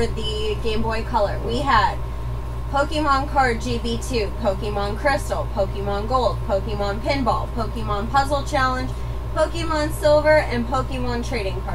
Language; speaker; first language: English; native; English